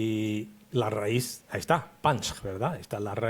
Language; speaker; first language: Spanish; non-native, fluent; English